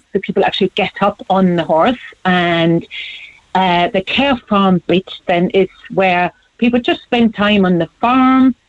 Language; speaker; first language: English; non-native, fluent; German